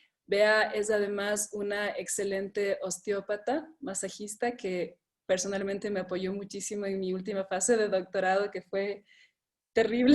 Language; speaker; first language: Spanish; native; Spanish